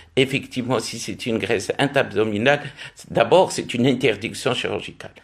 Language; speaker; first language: French; non-native, local second language; Arabic